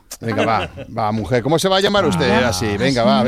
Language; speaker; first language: Spanish; native; Spanish